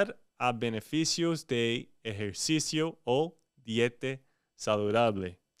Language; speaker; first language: Spanish; non-native, fluent; English